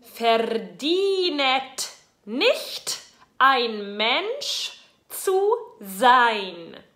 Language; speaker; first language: Spanish; non-native, fluent; German